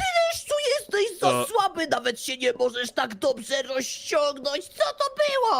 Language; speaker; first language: Polish; native; Polish